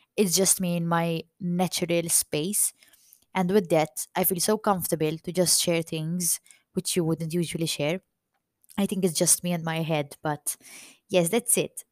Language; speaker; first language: English; non-native, fluent; Maltese